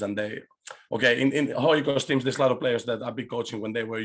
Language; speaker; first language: English; non-native, fluent; Spanish